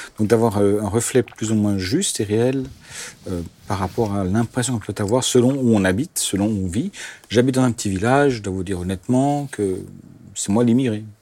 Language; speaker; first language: French; non-native, local second language; Swiss German